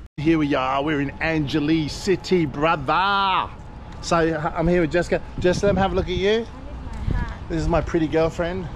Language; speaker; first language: English; native; English